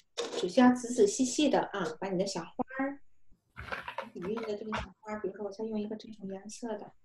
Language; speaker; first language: Chinese; native; Chinese